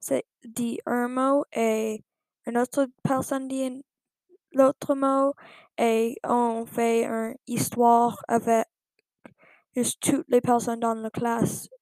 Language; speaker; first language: French; non-native, learner; English